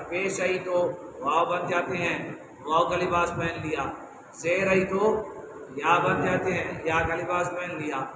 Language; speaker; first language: Urdu; non-native, local second language; Punjabi